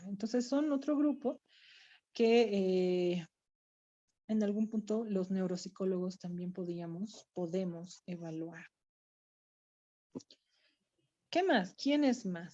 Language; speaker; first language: Spanish; native; Spanish